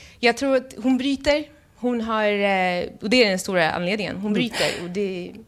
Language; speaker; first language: Swedish; early bilingual, other home language; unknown